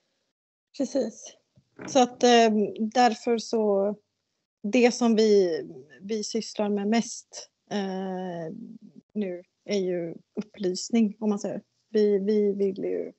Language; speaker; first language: Swedish; native; Swedish